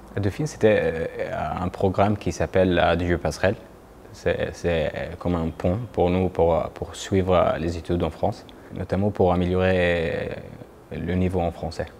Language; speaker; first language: French; non-native, fluent; Arabic